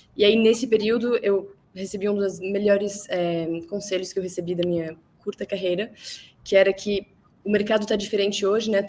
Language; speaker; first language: Portuguese; early bilingual, other home language; French